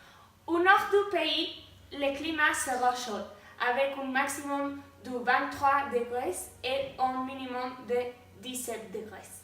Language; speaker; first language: French; non-native, learner; Spanish